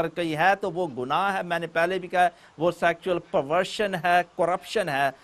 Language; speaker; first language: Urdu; non-native, local second language; Punjabi